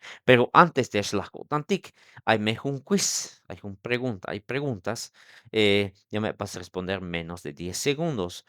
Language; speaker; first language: Spanish; non-native, local second language; Tzeltal